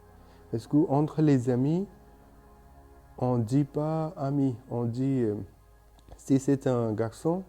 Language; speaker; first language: French; non-native, learner; Bangla